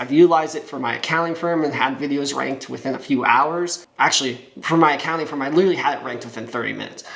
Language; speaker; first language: English; native; English